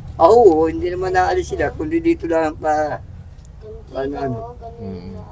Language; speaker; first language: Filipino; native; Filipino